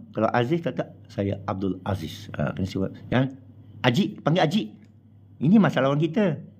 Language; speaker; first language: Malay; non-native, local second language; Chinese